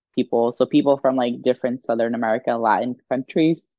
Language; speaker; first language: English; non-native, fluent; Swedish